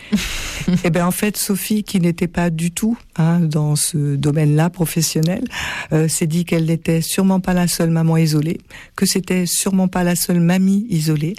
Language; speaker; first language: French; native; French